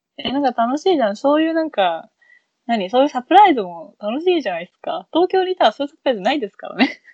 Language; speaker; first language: Japanese; native; Japanese